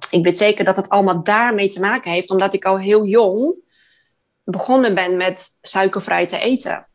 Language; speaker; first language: Dutch; non-native, fluent; Polish